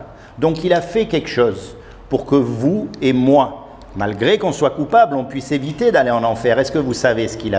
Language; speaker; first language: French; native; French